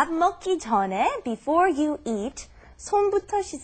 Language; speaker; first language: Korean; non-native, fluent; English